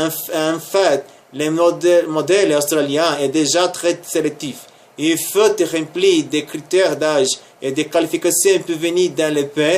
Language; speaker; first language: French; non-native, learner; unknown